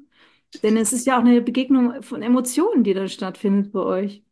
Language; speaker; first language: German; native; German